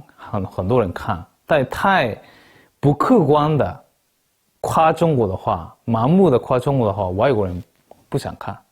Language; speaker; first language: Chinese; non-native, fluent; Japanese